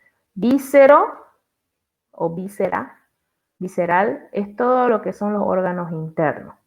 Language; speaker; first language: Spanish; native; Spanish